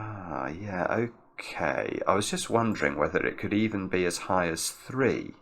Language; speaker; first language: English; native; English